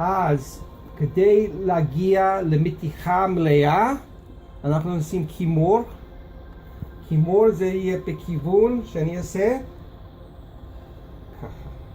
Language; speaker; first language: Hebrew; non-native, fluent; English